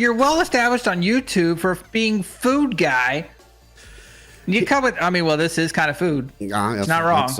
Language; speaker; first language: English; native; English